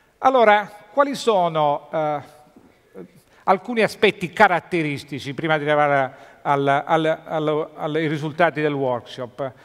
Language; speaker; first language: Italian; native; Italian